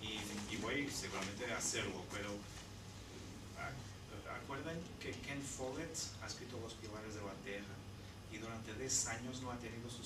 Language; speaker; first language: Spanish; non-native, fluent; Portuguese